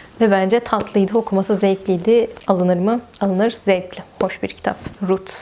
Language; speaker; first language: Turkish; native; Turkish